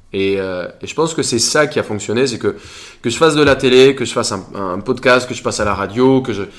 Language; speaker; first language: French; non-native, fluent; Spanish